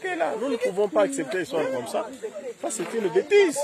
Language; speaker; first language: French; non-native, local second language; Swahili